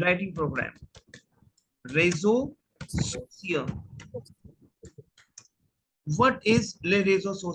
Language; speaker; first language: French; non-native, learner; Hindi